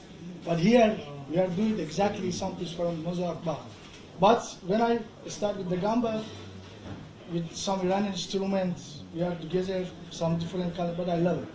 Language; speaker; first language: English; non-native, learner; Persian